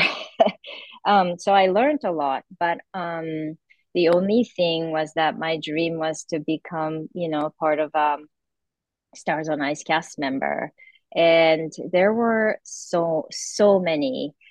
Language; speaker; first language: English; non-native, fluent; Japanese